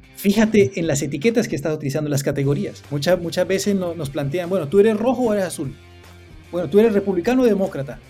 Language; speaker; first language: Spanish; native; Spanish